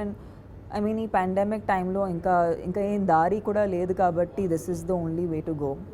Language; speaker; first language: Telugu; non-native, fluent; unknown